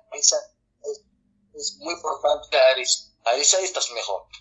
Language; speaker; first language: Spanish; non-native, learner; Arabic